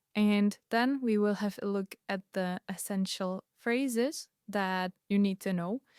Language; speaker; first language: English; non-native, fluent; Czech